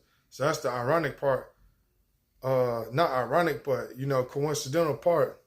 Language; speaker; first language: English; native; English